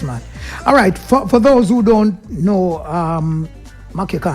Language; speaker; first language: English; native; English